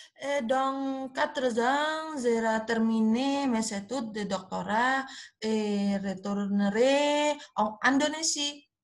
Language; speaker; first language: French; non-native, learner; Indonesian